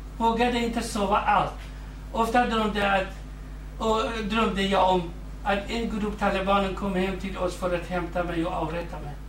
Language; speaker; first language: Swedish; non-native, fluent; Kurdish